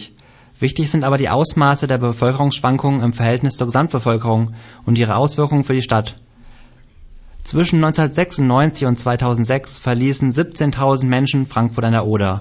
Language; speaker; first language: German; native; German